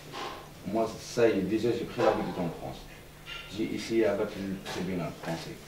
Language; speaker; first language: French; non-native, learner; Arabic